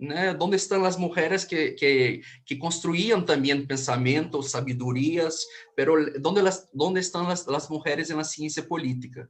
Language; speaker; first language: Spanish; non-native, fluent; Portuguese